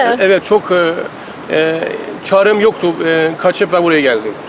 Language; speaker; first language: Turkish; non-native, learner; Persian